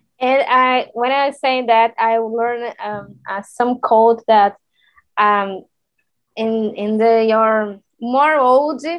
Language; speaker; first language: English; non-native, learner; Portuguese